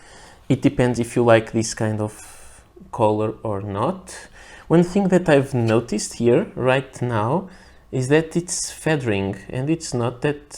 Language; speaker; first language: English; non-native, fluent; Portuguese